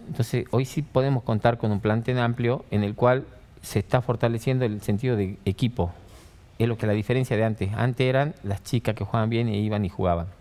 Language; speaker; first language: Spanish; native; Spanish